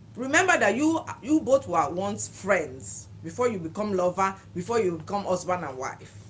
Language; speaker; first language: English; non-native, local second language; Yoruba